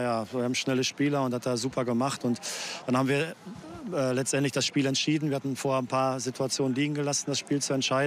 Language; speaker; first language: German; native; German